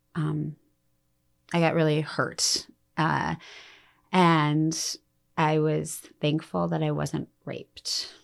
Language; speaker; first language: English; native; English